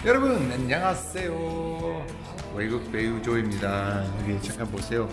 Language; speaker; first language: Korean; non-native, fluent; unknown